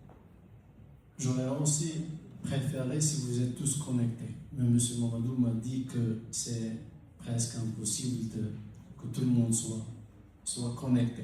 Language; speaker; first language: French; non-native, local second language; Arabic